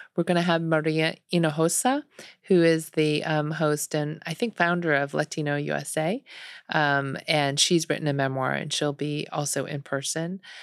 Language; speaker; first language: English; early bilingual, other home language; Korean